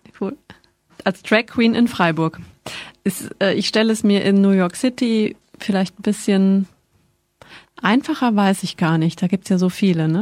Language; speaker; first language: German; native; German